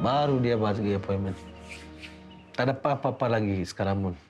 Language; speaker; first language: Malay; non-native, learner; Rohingya